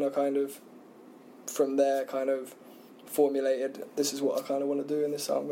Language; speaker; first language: English; native; English